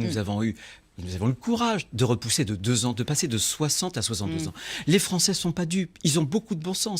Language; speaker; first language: French; native; French